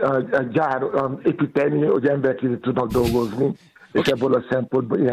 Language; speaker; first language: Hungarian; non-native, learner; Yoruba